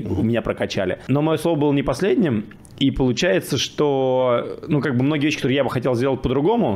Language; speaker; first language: Russian; native; Russian